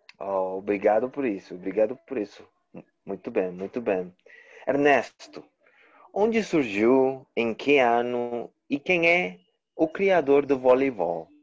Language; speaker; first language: Portuguese; non-native, learner; Spanish